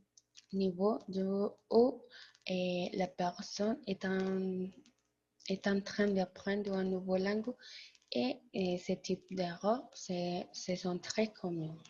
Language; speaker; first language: French; non-native, learner; Spanish